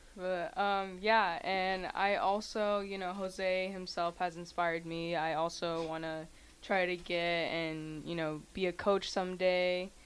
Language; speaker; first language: English; early bilingual, other home language; Spanish